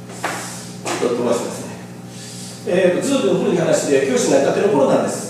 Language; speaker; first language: Japanese; native; Japanese